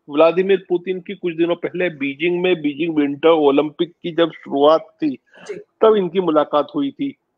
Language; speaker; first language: Hindi; native; Hindi